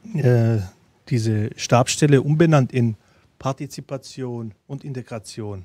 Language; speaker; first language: German; early bilingual, other home language; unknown